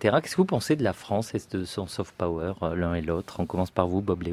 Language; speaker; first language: French; native; French